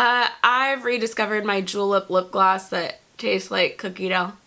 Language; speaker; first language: English; native; English